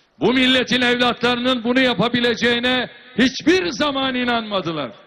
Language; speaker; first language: Turkish; native; Turkish